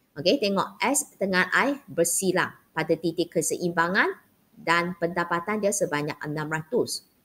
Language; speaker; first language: Malay; non-native, local second language; Chinese